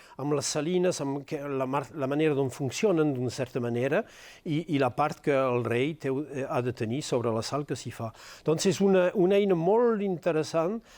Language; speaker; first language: Catalan; non-native, local second language; French